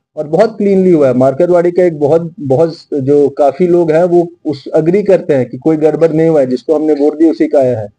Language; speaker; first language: Hindi; non-native, local second language; Marathi